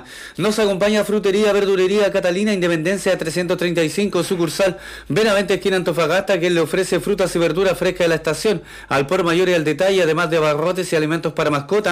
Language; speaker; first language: Spanish; native; Spanish